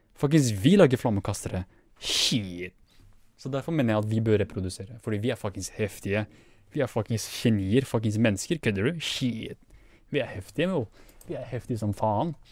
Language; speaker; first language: Norwegian; early bilingual, other home language; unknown